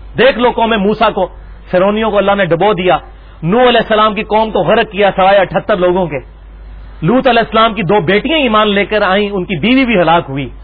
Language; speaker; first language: Urdu; non-native, local second language; Punjabi